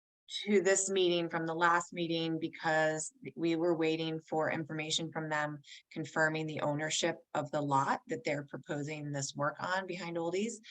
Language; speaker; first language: English; native; English